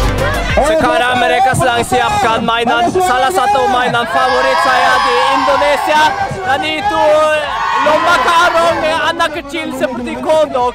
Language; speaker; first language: Indonesian; non-native, fluent; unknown